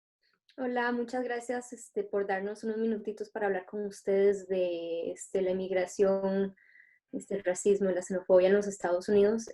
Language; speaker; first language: Spanish; non-native, fluent; English